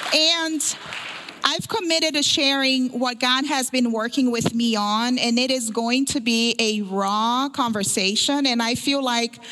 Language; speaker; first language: English; early bilingual, other home language; Portuguese